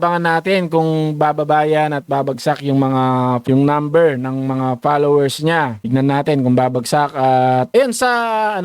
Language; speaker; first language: Filipino; native; Filipino